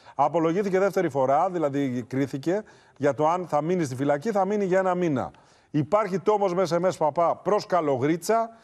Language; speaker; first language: Greek; native; Greek